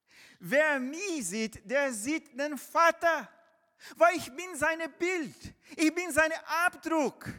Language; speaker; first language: German; non-native, fluent; Portuguese